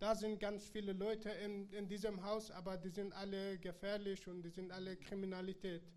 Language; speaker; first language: German; non-native, learner; Persian